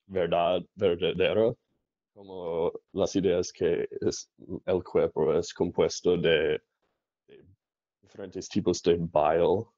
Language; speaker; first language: Spanish; non-native, learner; English